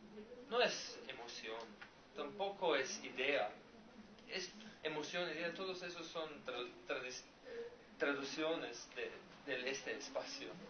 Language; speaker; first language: Spanish; non-native, learner; Slovenian